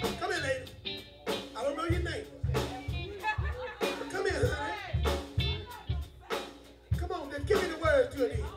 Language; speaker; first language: English; native; English